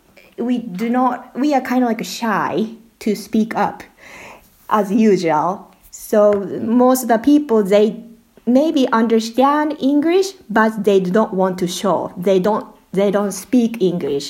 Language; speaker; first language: English; non-native, learner; Japanese